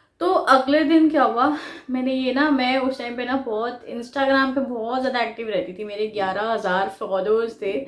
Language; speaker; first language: Hindi; non-native, local second language; Bangla